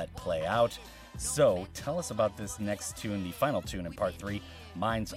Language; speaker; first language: English; native; English